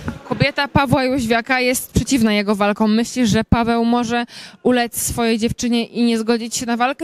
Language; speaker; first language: Polish; native; Polish